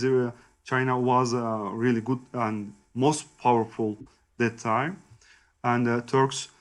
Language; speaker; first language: English; non-native, learner; Turkish